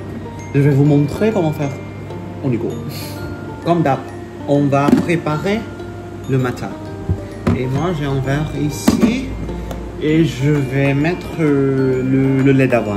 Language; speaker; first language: French; non-native, learner; Vietnamese